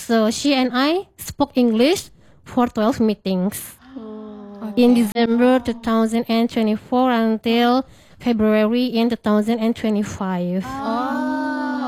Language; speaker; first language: English; non-native, fluent; Indonesian